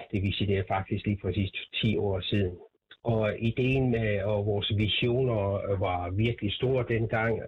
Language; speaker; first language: Danish; non-native, fluent; Persian